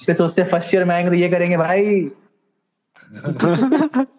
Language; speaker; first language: Hindi; native; Hindi